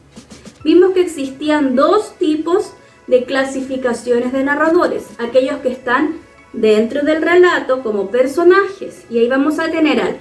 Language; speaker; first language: Spanish; native; Spanish